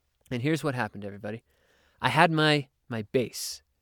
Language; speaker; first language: English; native; English